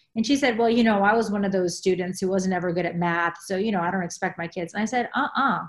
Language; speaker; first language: English; native; English